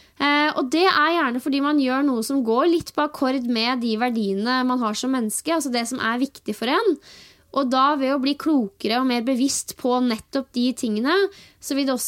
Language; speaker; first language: Norwegian; native; Norwegian